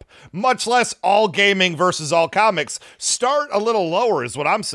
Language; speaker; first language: English; native; English